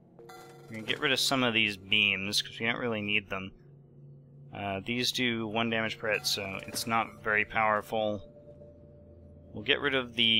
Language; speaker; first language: English; native; English